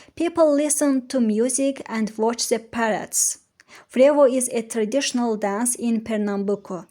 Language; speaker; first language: English; non-native, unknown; Azerbaijani